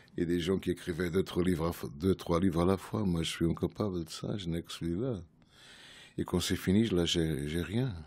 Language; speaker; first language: French; non-native, fluent; Portuguese